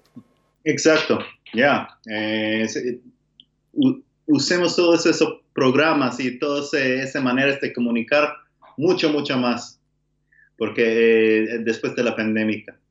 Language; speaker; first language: Spanish; non-native, learner; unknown